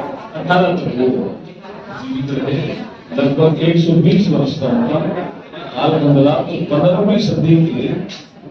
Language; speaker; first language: Hindi; native; Hindi